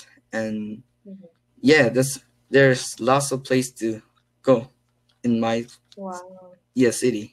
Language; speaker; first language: English; non-native, learner; Korean